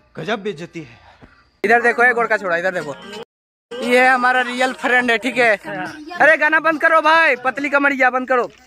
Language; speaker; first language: Hindi; native; Hindi